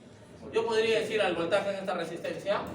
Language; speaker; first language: Spanish; native; Spanish